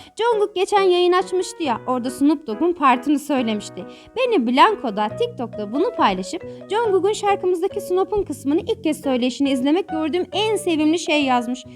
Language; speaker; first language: Turkish; native; Turkish